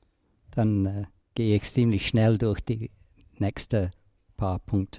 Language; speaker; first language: German; non-native, fluent; English